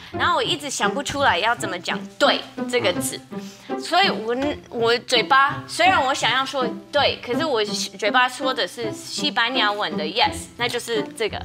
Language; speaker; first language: Chinese; non-native, fluent; English